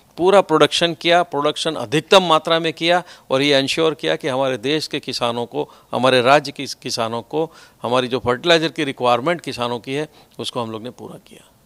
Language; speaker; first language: Hindi; non-native, local second language; Gujarati